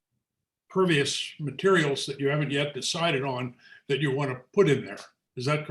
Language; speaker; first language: English; native; English